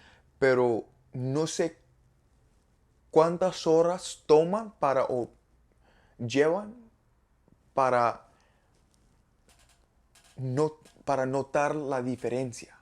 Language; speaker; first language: Spanish; non-native, learner; English